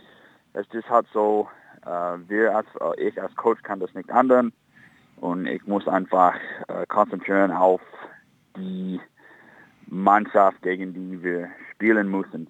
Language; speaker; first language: German; non-native, fluent; English